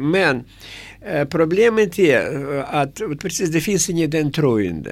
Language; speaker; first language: Swedish; non-native, fluent; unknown